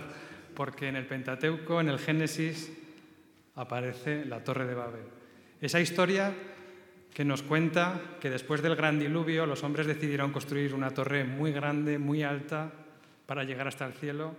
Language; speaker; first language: Spanish; native; Spanish